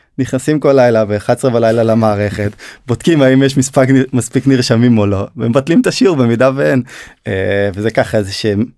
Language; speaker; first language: Hebrew; early bilingual, other home language; Turkish